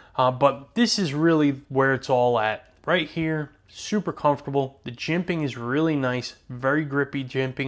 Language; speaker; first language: English; native; English